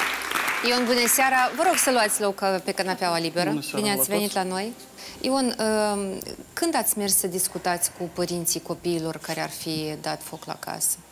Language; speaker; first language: Romanian; native; Romanian